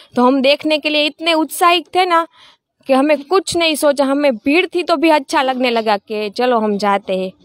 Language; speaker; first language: Hindi; non-native, local second language; Gujarati